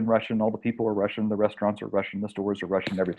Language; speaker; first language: English; native; English